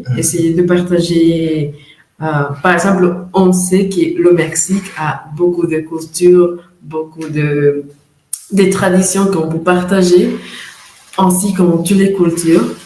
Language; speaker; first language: French; non-native, fluent; Spanish